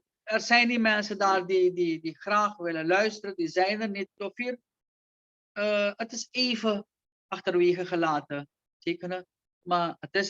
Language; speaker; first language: Dutch; non-native, local second language; Caribbean Hindustani